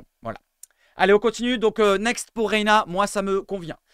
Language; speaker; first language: French; native; French